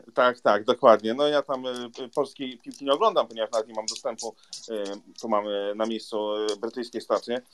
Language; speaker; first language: Polish; native; Polish